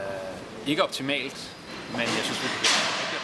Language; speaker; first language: Danish; native; Danish